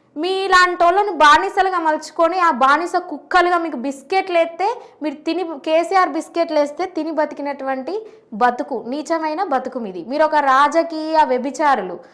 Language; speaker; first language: Telugu; native; Telugu